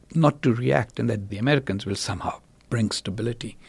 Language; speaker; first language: English; non-native, local second language; Urdu